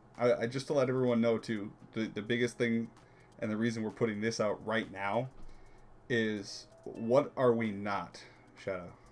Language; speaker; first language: English; native; English